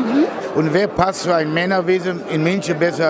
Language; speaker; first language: German; non-native, fluent; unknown